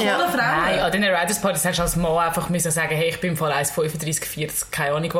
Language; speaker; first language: German; native; German